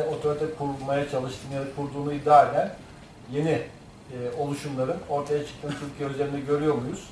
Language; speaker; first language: Turkish; native; Turkish